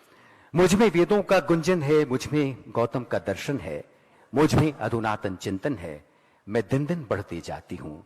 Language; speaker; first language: Hindi; native; Hindi